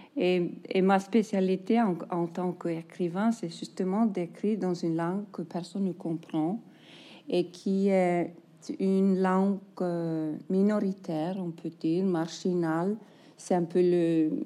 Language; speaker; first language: French; non-native, fluent; Icelandic